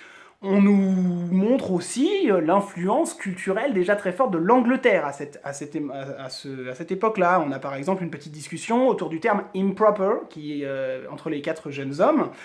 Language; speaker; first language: French; native; French